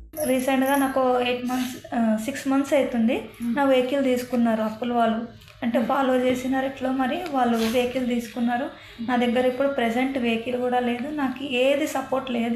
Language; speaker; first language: Telugu; non-native, local second language; Hindi